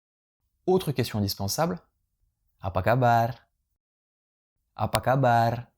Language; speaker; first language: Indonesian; non-native, fluent; French